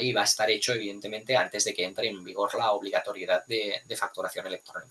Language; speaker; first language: Spanish; native; Spanish